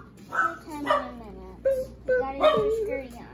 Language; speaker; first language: English; native; English